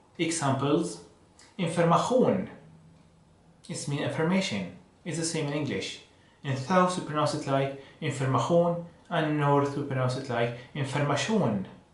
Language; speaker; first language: English; non-native, fluent; Arabic